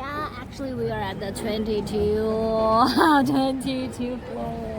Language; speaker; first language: English; non-native, learner; Chinese